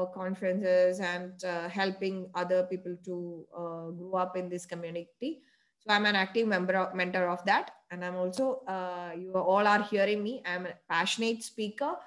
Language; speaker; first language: English; non-native, local second language; Malayalam